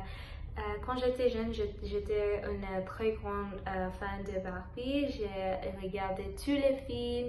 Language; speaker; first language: French; non-native, learner; Telugu